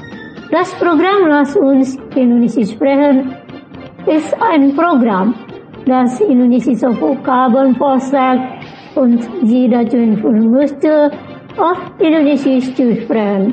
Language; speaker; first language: German; non-native, fluent; Indonesian